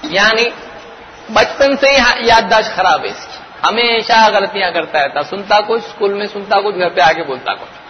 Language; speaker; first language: Urdu; native; Urdu